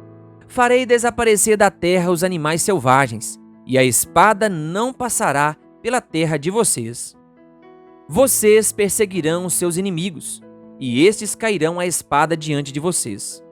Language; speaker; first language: Portuguese; native; Portuguese